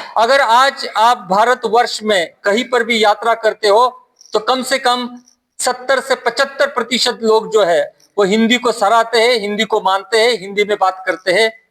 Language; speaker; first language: Hindi; non-native, local second language; Marathi